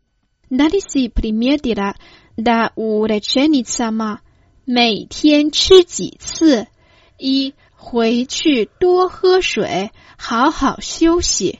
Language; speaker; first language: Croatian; non-native, fluent; Chinese